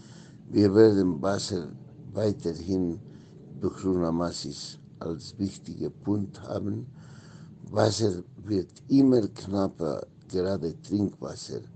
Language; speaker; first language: German; non-native, fluent; Spanish